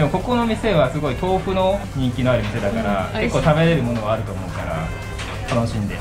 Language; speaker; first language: Japanese; native; Japanese